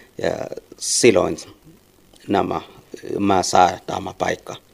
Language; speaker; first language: Finnish; non-native, learner; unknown